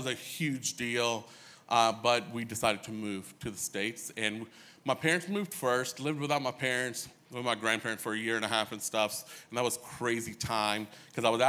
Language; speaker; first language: English; early bilingual, other home language; Hindi